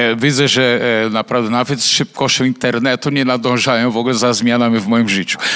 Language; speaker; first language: Polish; non-native, fluent; Portuguese